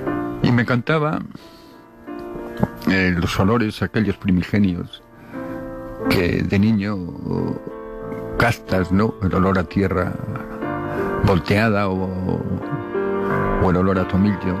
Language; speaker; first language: Spanish; native; Spanish